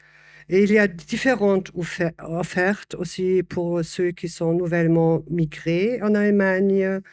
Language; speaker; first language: French; non-native, fluent; German